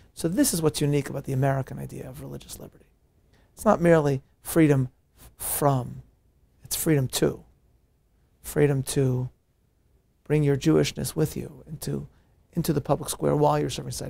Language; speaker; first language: English; native; English